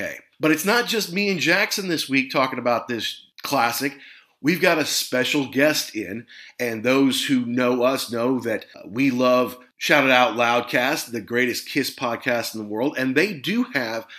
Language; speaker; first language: English; native; English